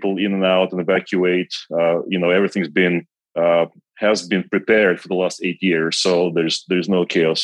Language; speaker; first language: English; non-native, fluent; Kazakh